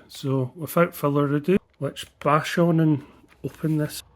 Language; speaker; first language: English; native; English